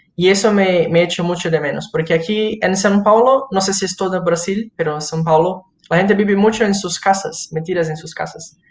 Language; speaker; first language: Spanish; non-native, fluent; Portuguese